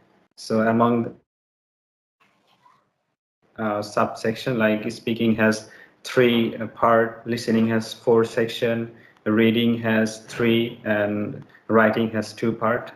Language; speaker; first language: English; non-native, learner; Bangla